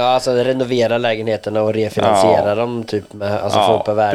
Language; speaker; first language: Swedish; native; Swedish